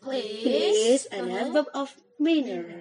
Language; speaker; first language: English; non-native, fluent; Indonesian